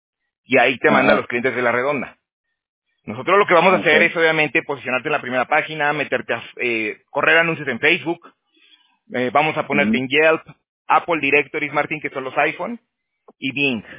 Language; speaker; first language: Spanish; native; Spanish